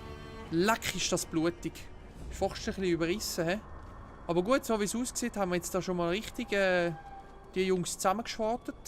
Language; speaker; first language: German; native; German